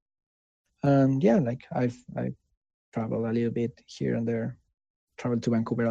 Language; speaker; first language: English; non-native, fluent; Spanish